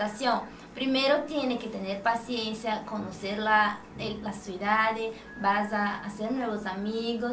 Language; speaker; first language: Spanish; non-native, fluent; Portuguese